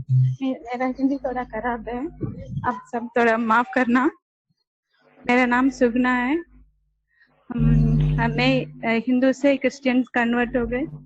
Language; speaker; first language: Hindi; non-native, local second language; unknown